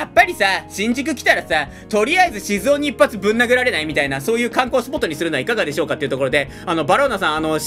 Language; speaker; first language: Japanese; native; Japanese